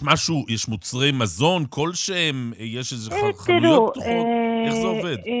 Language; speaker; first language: Hebrew; native; Hebrew